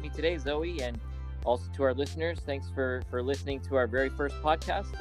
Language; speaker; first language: English; native; English